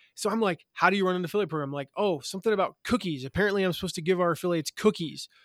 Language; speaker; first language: English; native; English